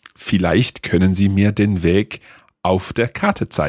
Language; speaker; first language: German; non-native, learner; English